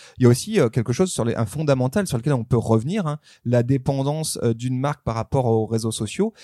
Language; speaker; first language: French; native; French